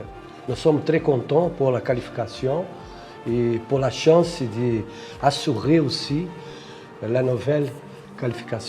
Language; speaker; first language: French; non-native, fluent; Portuguese